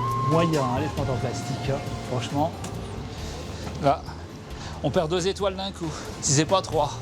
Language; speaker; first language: French; native; French